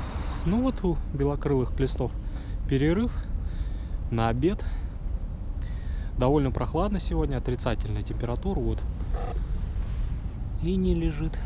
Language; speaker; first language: Russian; native; Russian